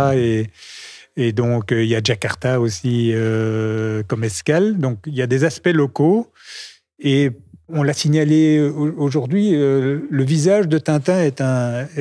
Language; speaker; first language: French; native; French